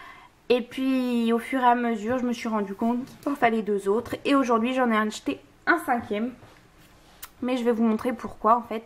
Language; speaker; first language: French; native; French